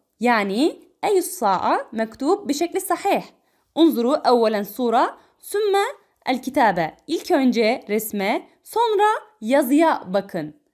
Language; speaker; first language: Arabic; non-native, learner; Turkish